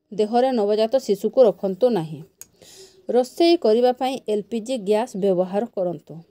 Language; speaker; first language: Odia; non-native, local second language; Santali